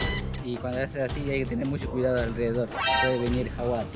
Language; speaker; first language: Spanish; non-native, local second language; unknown